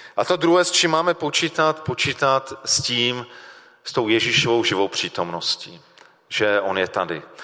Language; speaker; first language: Czech; native; Czech